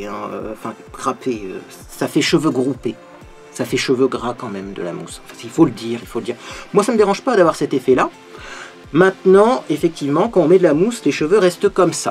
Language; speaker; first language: French; native; French